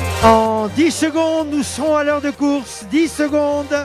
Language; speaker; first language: French; native; French